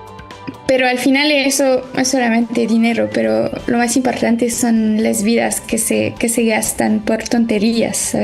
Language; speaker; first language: Spanish; non-native, fluent; French